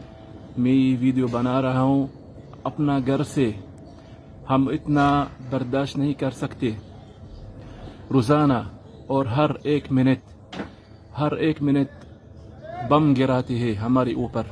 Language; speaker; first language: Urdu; non-native, learner; Arabic